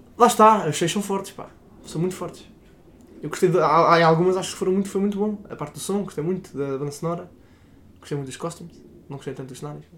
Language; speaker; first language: Portuguese; native; Portuguese